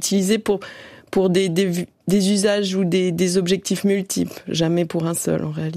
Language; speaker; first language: French; native; French